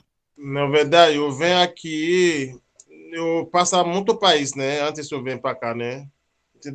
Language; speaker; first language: Portuguese; non-native, learner; Haitian Creole